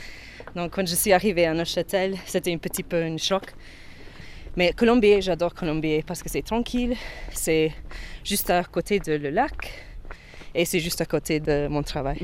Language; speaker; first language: French; non-native, learner; Ukrainian